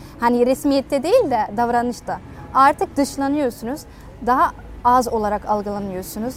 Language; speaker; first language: Turkish; non-native, fluent; Dutch